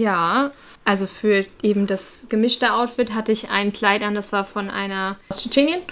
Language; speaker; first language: German; early bilingual, other home language; Russian